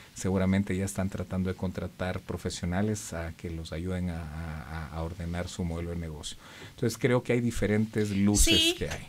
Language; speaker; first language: Spanish; native; Spanish